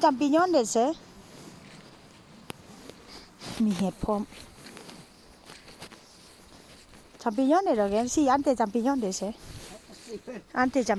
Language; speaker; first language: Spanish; non-native, learner; Lao